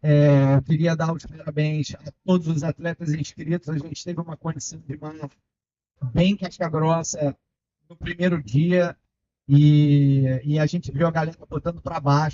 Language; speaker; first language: Portuguese; native; Portuguese